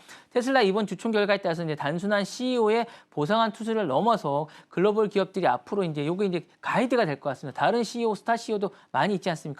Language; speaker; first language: Korean; native; Korean